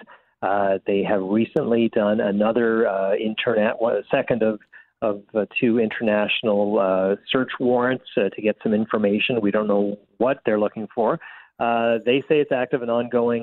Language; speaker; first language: English; native; English